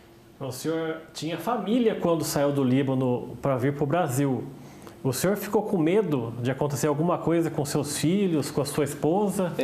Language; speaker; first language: Portuguese; native; Portuguese